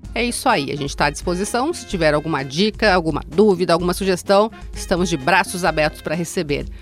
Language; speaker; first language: Portuguese; native; Portuguese